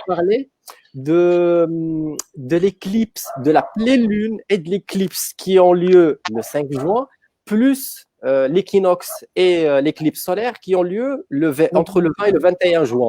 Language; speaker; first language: French; native; French